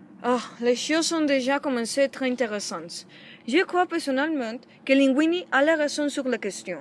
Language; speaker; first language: French; non-native, learner; Spanish